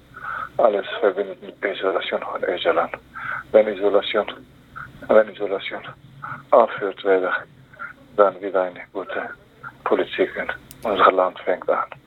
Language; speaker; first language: German; non-native, learner; Kurdish